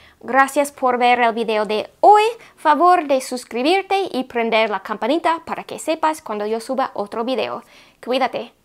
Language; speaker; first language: Spanish; non-native, fluent; English